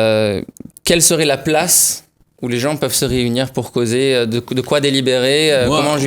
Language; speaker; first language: French; native; French